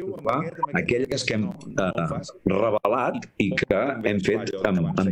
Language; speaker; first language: Catalan; native; Catalan